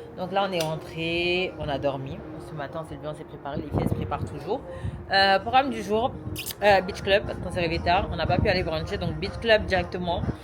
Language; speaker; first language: French; native; French